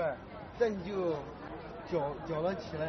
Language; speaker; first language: Chinese; native; Chinese